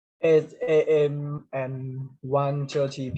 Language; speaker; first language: English; non-native, learner; Thai